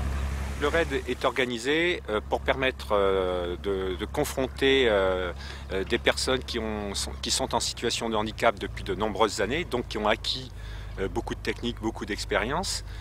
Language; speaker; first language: French; native; French